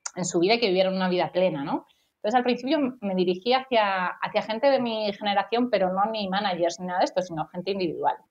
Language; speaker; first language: Spanish; native; Spanish